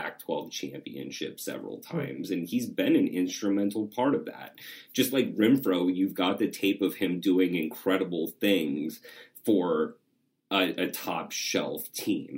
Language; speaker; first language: English; native; English